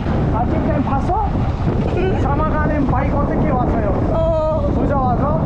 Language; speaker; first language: Korean; non-native, learner; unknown